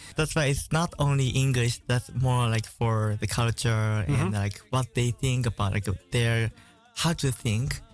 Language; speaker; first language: English; non-native, learner; Japanese